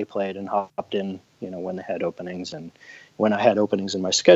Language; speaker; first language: English; native; English